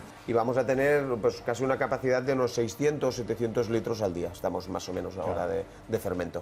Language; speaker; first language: Spanish; native; Spanish